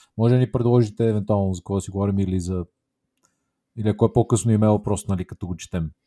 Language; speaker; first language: Bulgarian; native; Bulgarian